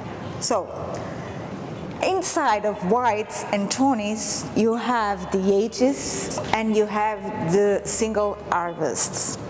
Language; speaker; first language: English; non-native, fluent; Portuguese